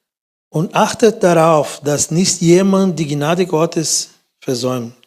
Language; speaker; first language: German; non-native, fluent; Portuguese